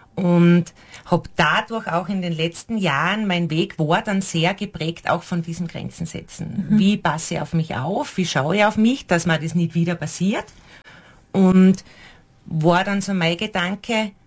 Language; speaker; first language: German; native; German